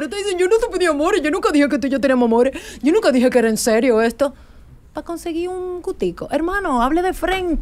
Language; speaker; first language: Spanish; native; Spanish